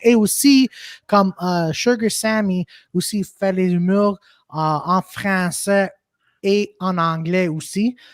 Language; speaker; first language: French; non-native, local second language; English